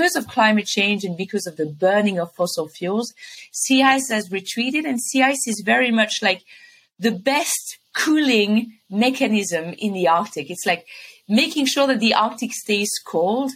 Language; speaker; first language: English; non-native, fluent; French